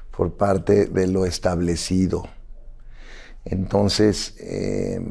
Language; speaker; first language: Spanish; native; Spanish